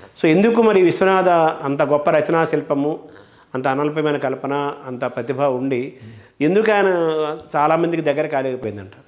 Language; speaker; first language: Telugu; native; Telugu